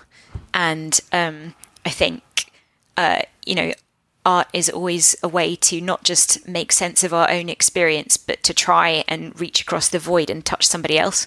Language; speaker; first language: English; native; English